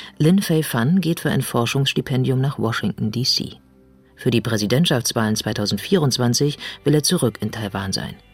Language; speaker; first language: German; native; German